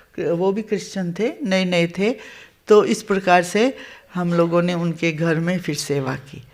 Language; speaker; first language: Hindi; non-native, local second language; Gujarati